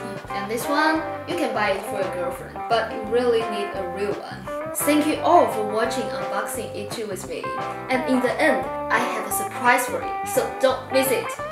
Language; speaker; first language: English; non-native, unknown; Chinese